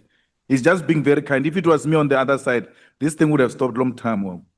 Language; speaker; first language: English; non-native, local second language; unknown